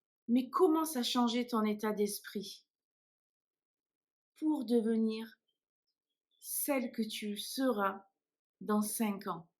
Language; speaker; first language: French; native; French